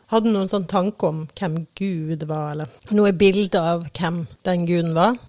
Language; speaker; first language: Norwegian; native; Norwegian